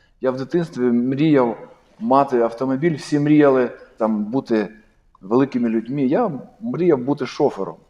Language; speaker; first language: Ukrainian; non-native, local second language; Russian